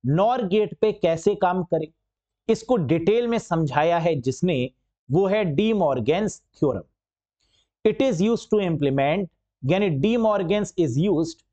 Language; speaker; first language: Hindi; native; Hindi